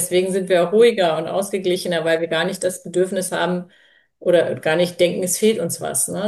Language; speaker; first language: German; native; German